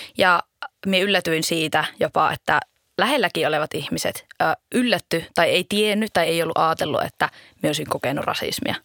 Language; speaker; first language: Finnish; native; Finnish